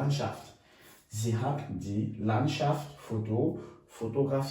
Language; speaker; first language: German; non-native, fluent; French